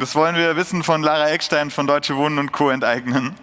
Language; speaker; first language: German; native; German